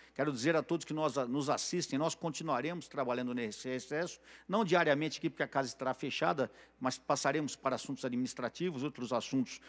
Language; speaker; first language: Portuguese; native; Portuguese